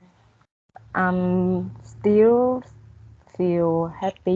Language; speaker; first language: English; non-native, learner; Vietnamese